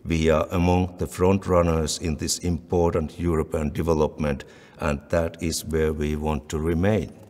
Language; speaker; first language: English; non-native, fluent; Finnish